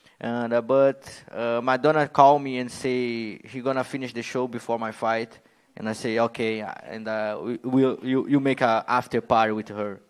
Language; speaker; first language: English; non-native, learner; Portuguese